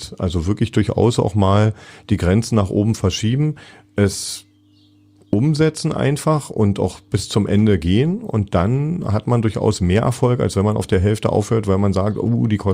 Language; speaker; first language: German; native; German